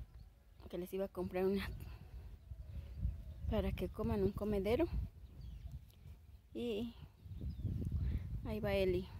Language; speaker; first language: Spanish; native; Spanish